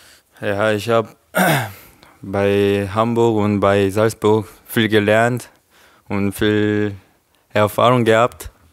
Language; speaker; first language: German; non-native, learner; Korean